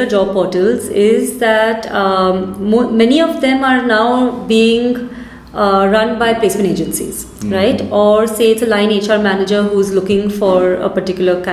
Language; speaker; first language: English; non-native, local second language; Hindi